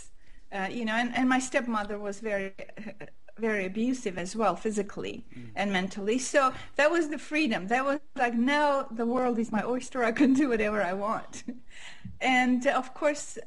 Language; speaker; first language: English; non-native, fluent; Armenian